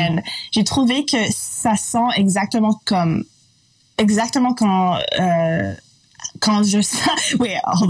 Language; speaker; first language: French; non-native, local second language; English